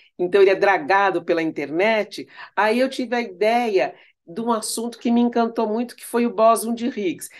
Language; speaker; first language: Portuguese; early bilingual, other home language; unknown